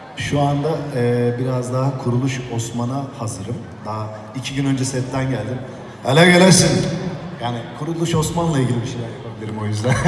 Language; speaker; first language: Turkish; native; Turkish